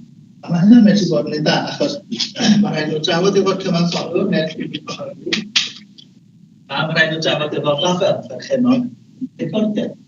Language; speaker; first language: Welsh; native; Welsh